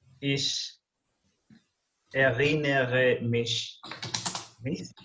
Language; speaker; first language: German; non-native, learner; English